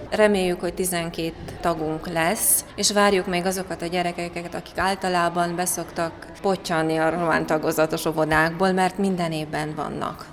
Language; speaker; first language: Hungarian; native; Hungarian